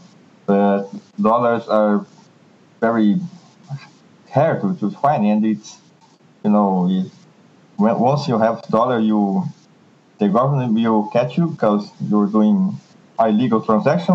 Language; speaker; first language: English; non-native, fluent; Portuguese